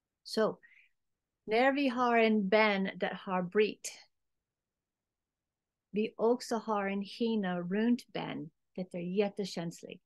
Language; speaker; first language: Swedish; non-native, learner; English